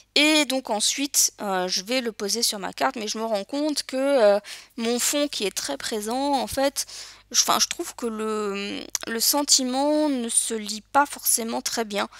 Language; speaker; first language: French; native; French